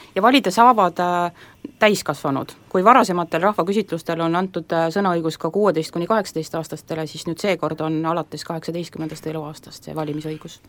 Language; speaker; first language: Estonian; native; Estonian